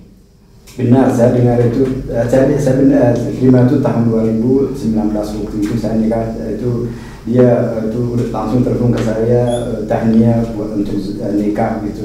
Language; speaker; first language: Indonesian; non-native, fluent; Arabic